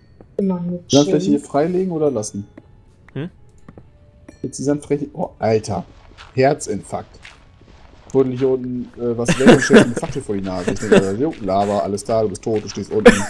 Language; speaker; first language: German; native; German